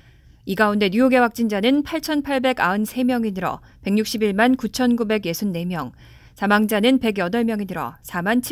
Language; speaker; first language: Korean; native; Korean